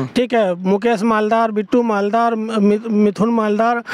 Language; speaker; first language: Hindi; native; Hindi